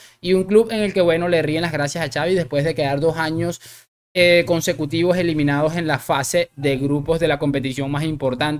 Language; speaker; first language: Spanish; native; Spanish